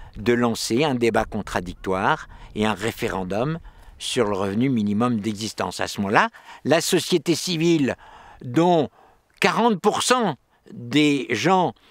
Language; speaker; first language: French; native; French